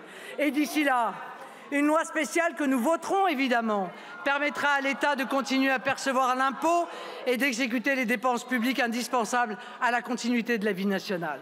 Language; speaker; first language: French; native; French